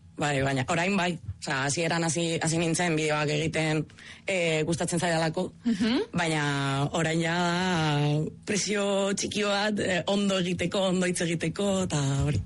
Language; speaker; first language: Basque; non-native, local second language; Spanish